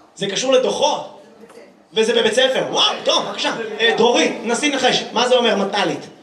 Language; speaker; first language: Hebrew; native; Hebrew